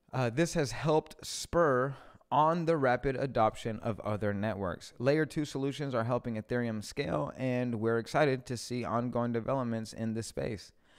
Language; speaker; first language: English; early bilingual, other home language; Spanish